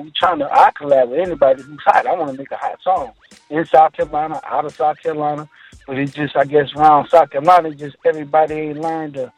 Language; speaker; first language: English; native; English